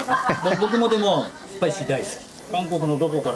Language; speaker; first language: Japanese; native; Japanese